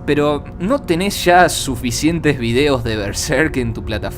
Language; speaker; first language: Spanish; native; Spanish